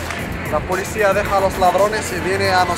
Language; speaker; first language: Spanish; non-native, fluent; Arabic